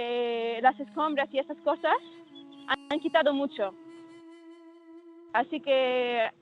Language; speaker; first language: Spanish; non-native, fluent; Arabic